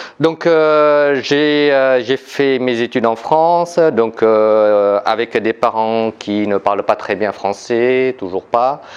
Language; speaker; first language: French; early bilingual, other home language; Vietnamese